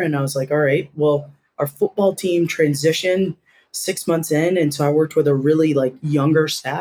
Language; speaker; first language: English; native; English